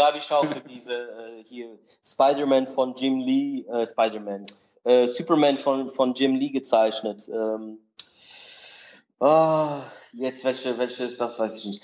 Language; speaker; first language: German; non-native, learner; Portuguese